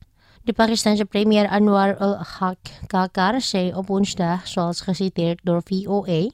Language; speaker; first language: Dutch; non-native, fluent; Indonesian